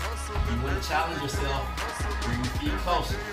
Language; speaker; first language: English; native; English